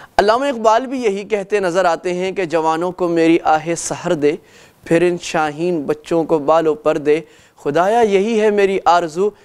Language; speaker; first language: Urdu; native; Urdu